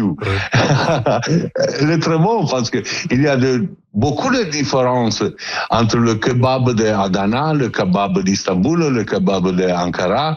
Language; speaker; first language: French; non-native, fluent; Italian